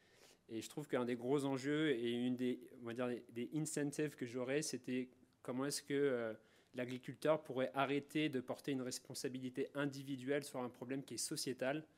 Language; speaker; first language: French; native; French